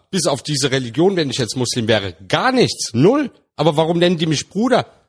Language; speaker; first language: German; early bilingual, other home language; Turkish